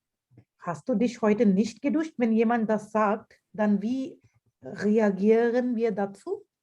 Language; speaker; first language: German; non-native, fluent; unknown